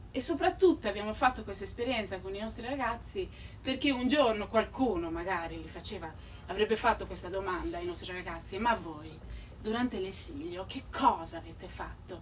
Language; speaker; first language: Italian; non-native, fluent; Spanish